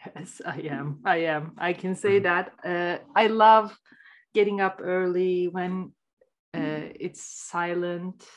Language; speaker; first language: English; non-native, fluent; Turkish